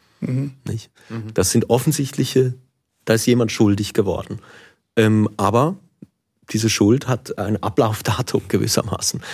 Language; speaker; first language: German; native; German